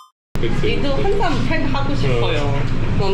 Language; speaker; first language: Korean; non-native, learner; Chinese